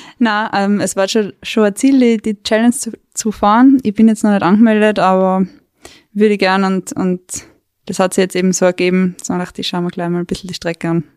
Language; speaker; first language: German; native; German